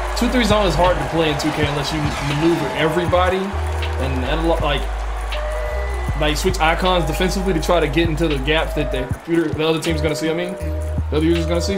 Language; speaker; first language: English; native; English